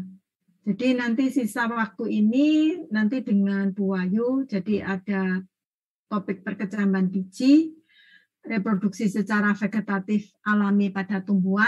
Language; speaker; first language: Indonesian; native; Indonesian